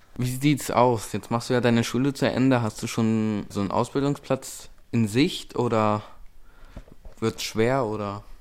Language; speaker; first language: German; native; German